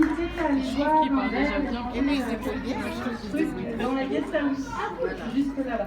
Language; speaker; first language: French; native; French